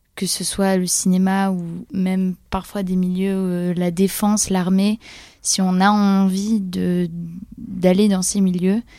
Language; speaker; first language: French; non-native, fluent; Polish